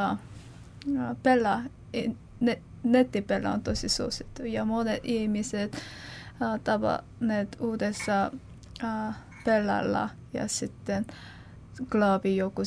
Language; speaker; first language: Finnish; non-native, learner; Korean